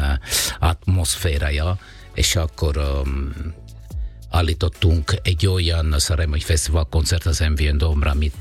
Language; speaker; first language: Hungarian; non-native, fluent; Italian